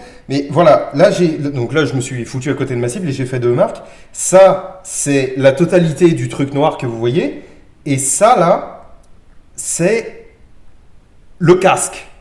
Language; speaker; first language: French; native; French